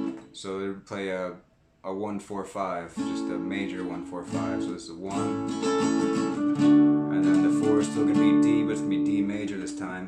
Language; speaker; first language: English; native; English